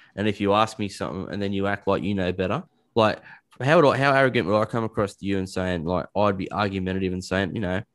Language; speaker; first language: English; native; English